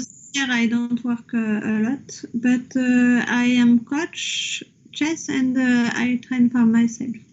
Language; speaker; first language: English; non-native, learner; French